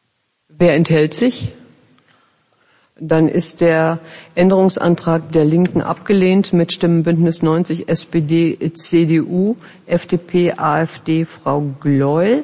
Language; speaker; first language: German; native; German